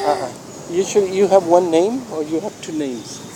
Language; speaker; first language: English; non-native, fluent; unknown